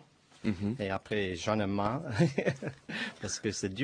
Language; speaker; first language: French; non-native, learner; Chinese